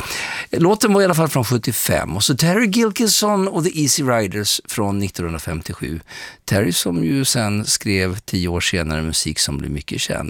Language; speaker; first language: Swedish; native; Swedish